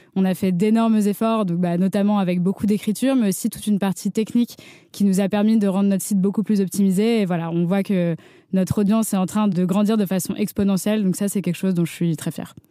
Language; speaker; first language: French; native; French